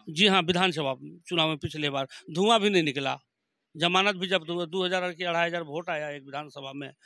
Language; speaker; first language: Hindi; native; Hindi